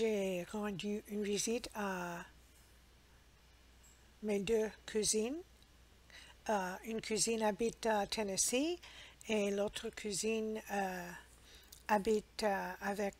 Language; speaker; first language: French; non-native, learner; English